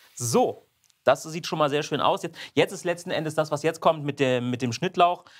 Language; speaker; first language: German; native; German